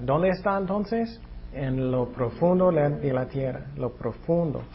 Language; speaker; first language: Spanish; non-native, fluent; English